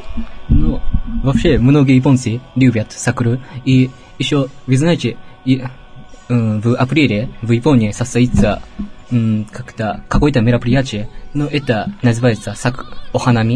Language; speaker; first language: Russian; non-native, learner; Japanese